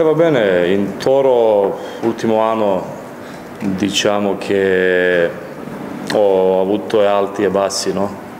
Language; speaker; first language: Italian; non-native, fluent; Serbian